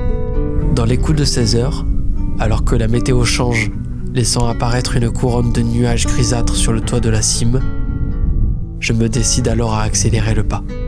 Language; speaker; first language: French; native; French